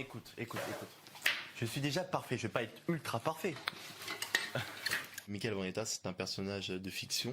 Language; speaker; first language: French; native; French